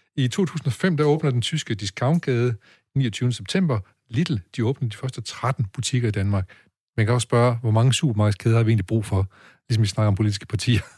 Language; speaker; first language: Danish; native; Danish